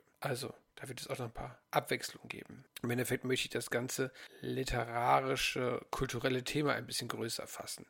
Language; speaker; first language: German; native; German